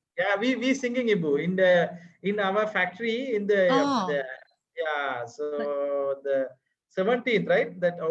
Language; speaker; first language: English; non-native, fluent; Sinhala